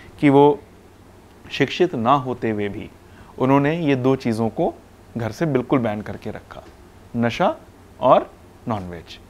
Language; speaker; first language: Hindi; non-native, local second language; Punjabi